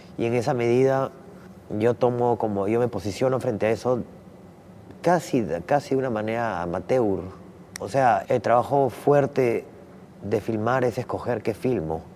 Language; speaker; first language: Spanish; native; Spanish